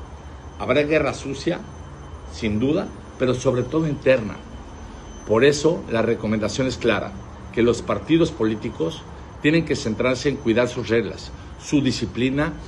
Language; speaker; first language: Spanish; native; Spanish